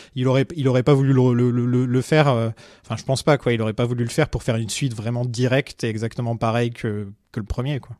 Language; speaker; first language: French; native; French